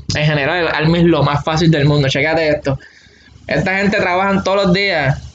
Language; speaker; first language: Spanish; native; Spanish